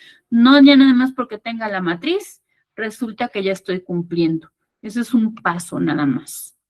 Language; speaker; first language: Spanish; native; Spanish